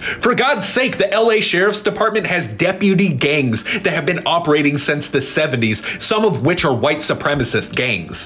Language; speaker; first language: English; native; English